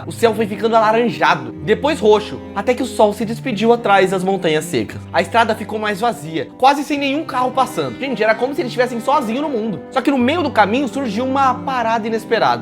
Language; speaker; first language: Portuguese; native; Portuguese